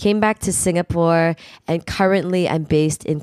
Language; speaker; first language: English; native; English